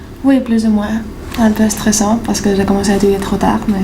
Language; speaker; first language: French; non-native, fluent; Spanish